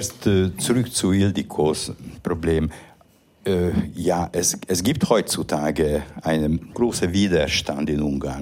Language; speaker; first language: German; non-native, fluent; Hungarian